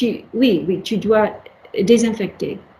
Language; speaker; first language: French; non-native, learner; English